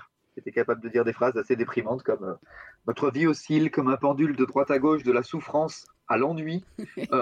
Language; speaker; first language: French; native; French